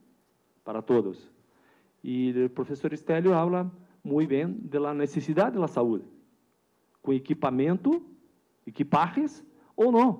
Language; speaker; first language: Spanish; non-native, learner; Portuguese